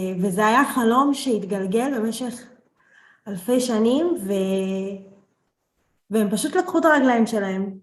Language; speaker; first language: Hebrew; early bilingual, other home language; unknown